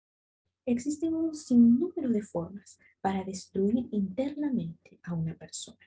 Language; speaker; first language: Spanish; native; Spanish